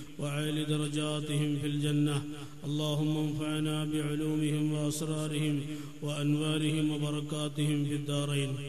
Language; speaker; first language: Arabic; non-native, fluent; Malayalam